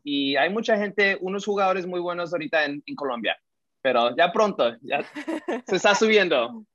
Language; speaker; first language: Spanish; early bilingual, heritage; Spanish